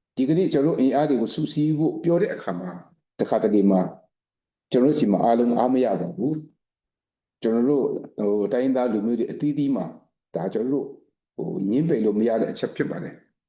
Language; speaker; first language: Burmese; non-native, local second language; Kachin